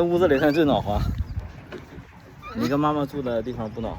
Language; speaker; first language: Chinese; native; Chinese